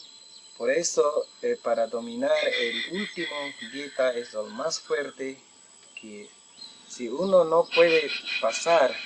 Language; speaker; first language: Spanish; non-native, local second language; Shipibo-Conibo